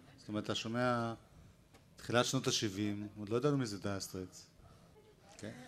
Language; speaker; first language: Hebrew; native; Hebrew